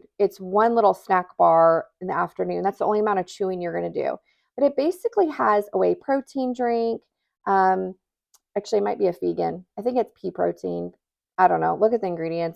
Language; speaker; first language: English; native; English